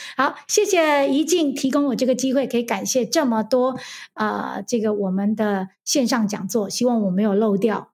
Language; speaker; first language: Chinese; native; Chinese